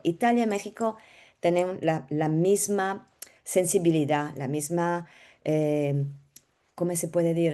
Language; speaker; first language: Spanish; non-native, learner; Italian